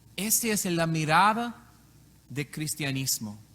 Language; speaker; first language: Spanish; non-native, learner; English